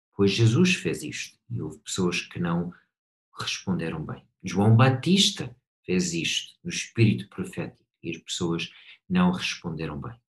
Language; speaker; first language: Portuguese; non-native, fluent; English